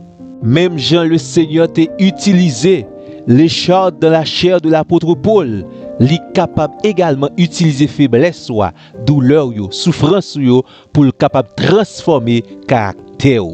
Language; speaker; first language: French; non-native, local second language; Haitian Creole